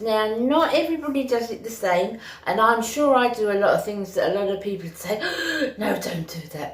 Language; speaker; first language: English; native; English